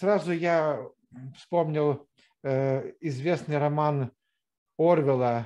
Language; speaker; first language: Russian; non-native, fluent; Lithuanian